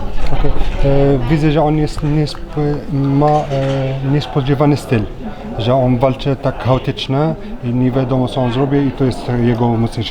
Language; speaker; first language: Polish; non-native, learner; French